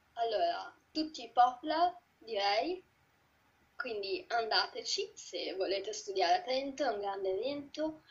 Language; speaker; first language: Italian; native; Italian